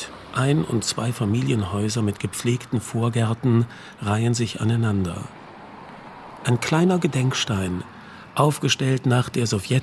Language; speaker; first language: German; native; German